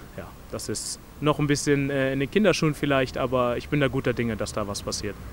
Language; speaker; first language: German; native; German